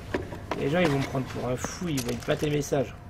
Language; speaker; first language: French; native; French